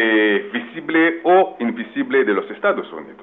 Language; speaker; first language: Spanish; non-native, fluent; French